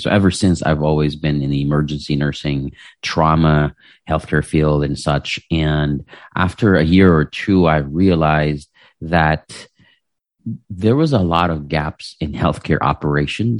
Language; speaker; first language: English; non-native, local second language; Filipino